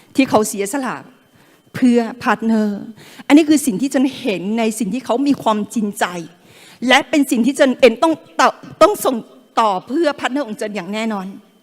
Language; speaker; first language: Thai; non-native, local second language; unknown